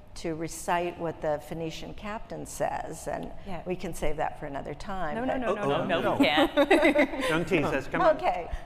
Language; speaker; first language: English; native; English